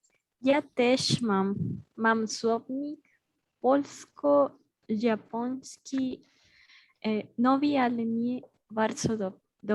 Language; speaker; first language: Polish; non-native, learner; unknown